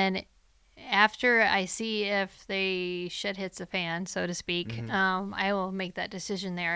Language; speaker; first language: English; native; English